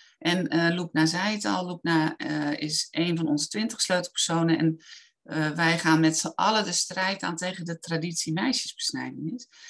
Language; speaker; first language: Dutch; native; Dutch